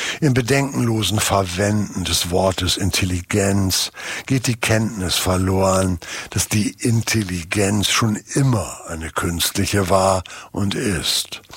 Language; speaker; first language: German; native; German